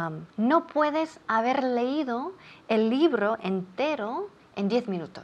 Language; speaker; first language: Spanish; non-native, fluent; English